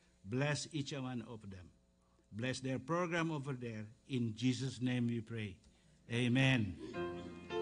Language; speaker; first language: English; non-native, fluent; Indonesian